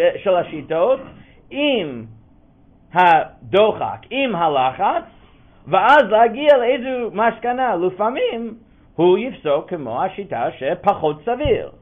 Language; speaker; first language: Hebrew; non-native, fluent; English